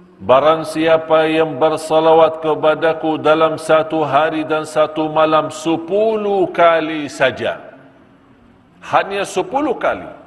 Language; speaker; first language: Malay; non-native, fluent; Arabic